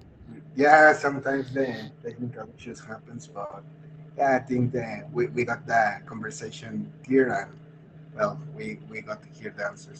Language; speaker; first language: English; non-native, fluent; Spanish